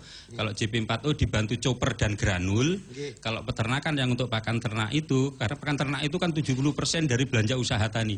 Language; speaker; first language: Indonesian; non-native, local second language; Javanese